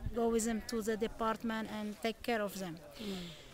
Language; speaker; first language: English; non-native, learner; Arabic